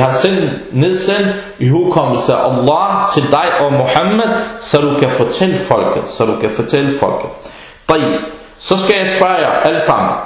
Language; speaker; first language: Danish; early bilingual, other home language; Arabic